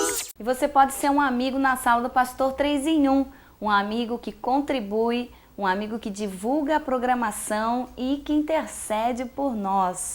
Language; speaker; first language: Portuguese; native; Portuguese